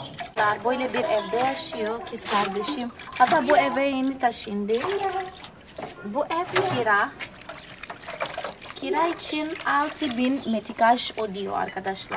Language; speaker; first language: Turkish; non-native, fluent; Portuguese